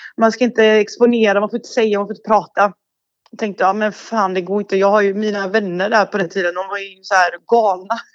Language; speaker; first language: Swedish; early bilingual, other home language; Bosnian